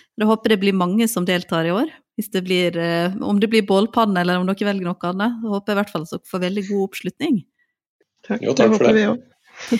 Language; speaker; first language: Norwegian; native; Norwegian